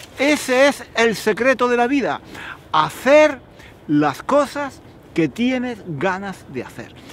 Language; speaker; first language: Spanish; native; Spanish